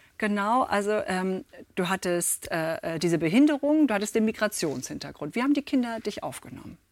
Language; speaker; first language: German; native; German